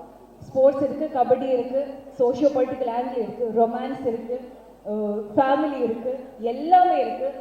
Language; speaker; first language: Tamil; non-native, learner; Malayalam